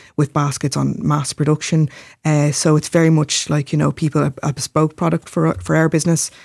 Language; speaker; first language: English; native; English